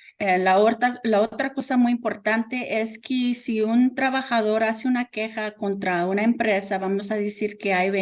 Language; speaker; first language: Spanish; early bilingual, heritage; Spanish